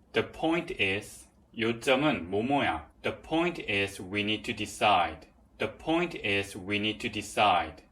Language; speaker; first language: English; non-native, fluent; Korean